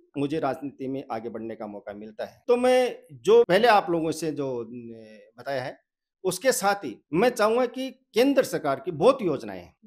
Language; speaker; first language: Hindi; native; Hindi